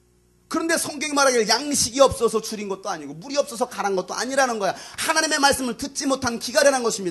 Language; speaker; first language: Korean; native; Korean